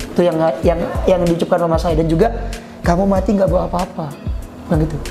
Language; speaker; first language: Indonesian; native; Indonesian